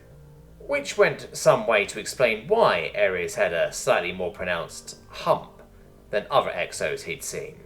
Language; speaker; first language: English; native; English